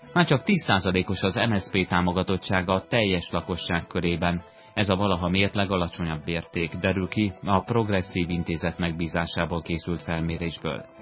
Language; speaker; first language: Hungarian; native; Hungarian